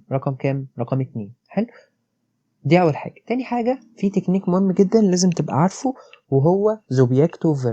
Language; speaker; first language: Arabic; native; Arabic